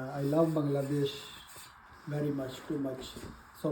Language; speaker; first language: English; non-native, learner; Urdu